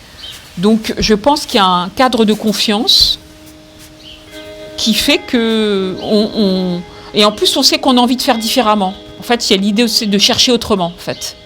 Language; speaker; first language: French; native; French